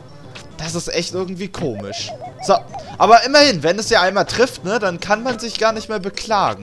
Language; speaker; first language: German; native; German